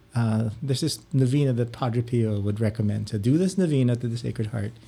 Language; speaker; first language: English; non-native, local second language; Filipino